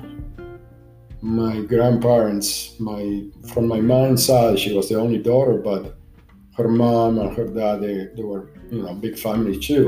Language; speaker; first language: English; non-native, learner; Spanish